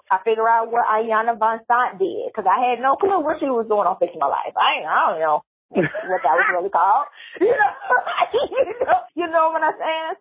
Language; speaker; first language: English; native; English